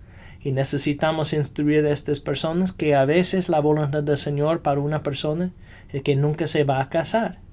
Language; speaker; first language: Spanish; non-native, fluent; English